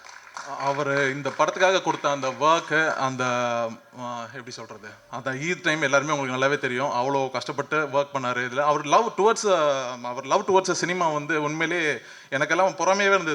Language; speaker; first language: Tamil; native; Tamil